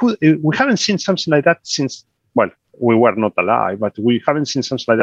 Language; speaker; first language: English; non-native, fluent; Spanish